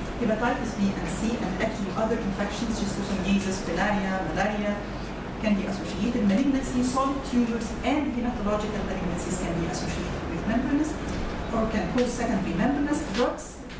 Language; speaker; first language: English; non-native, fluent; Arabic